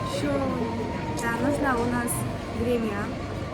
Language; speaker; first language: Russian; non-native, learner; Mongolian